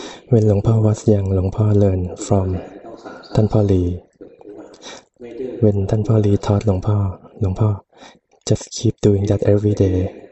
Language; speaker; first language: English; non-native, fluent; Thai